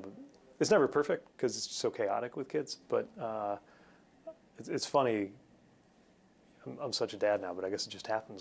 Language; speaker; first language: English; native; English